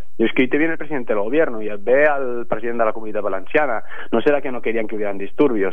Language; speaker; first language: Spanish; non-native, local second language; Catalan